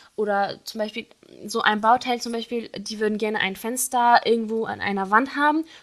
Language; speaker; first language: German; non-native, fluent; Arabic